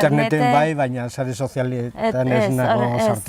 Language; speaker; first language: Basque; non-native, local second language; Spanish